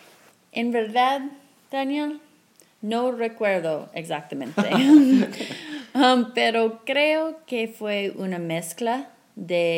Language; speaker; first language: Spanish; non-native, fluent; English